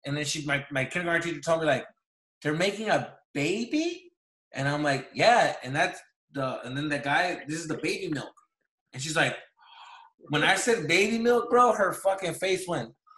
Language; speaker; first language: English; early bilingual, other home language; Spanish